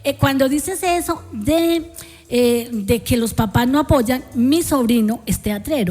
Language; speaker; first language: Spanish; native; Spanish